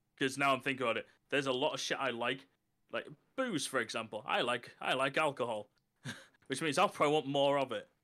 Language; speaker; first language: English; native; English